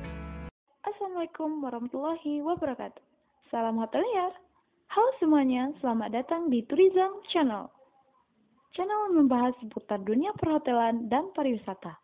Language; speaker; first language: Indonesian; native; Indonesian